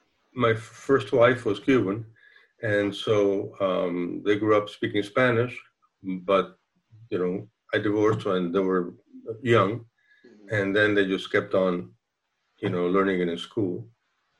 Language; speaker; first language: English; non-native, fluent; Spanish